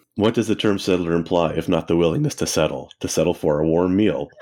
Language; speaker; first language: English; native; English